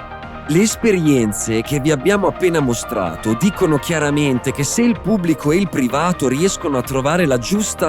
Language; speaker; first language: Italian; native; Italian